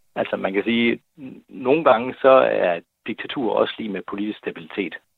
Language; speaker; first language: Danish; native; Danish